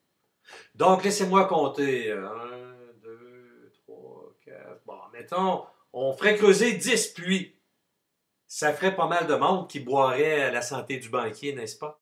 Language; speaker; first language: French; native; French